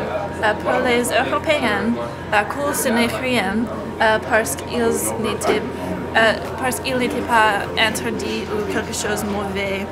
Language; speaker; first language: French; non-native, learner; English